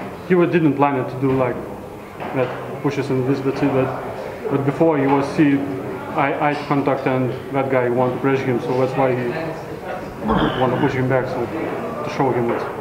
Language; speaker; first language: English; non-native, learner; Russian